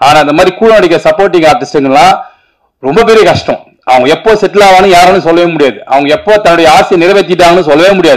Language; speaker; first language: Tamil; native; Tamil